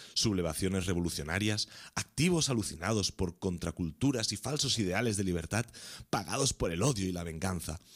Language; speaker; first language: Spanish; non-native, local second language; Catalan